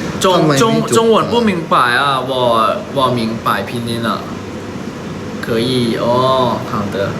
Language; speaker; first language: Chinese; non-native, learner; Thai